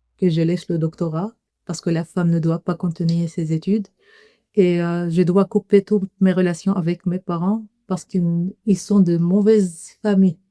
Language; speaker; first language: French; non-native, fluent; Arabic